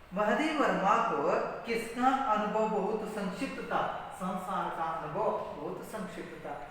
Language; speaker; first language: Hindi; non-native, local second language; Kannada